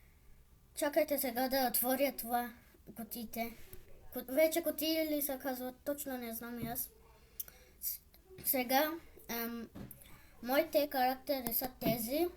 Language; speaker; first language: Bulgarian; non-native, local second language; Turkish